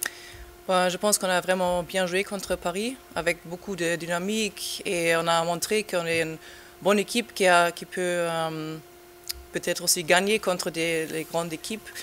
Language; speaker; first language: French; non-native, fluent; German